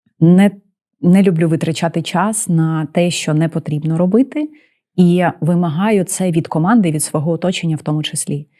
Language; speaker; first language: Ukrainian; non-native, local second language; Russian